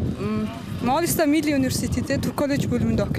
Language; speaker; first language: Turkish; non-native, learner; Mongolian